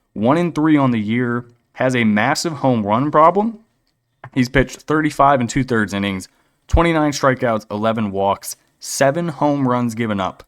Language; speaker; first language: English; native; English